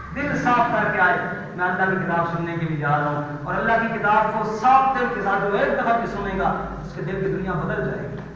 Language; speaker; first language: Urdu; non-native, local second language; Punjabi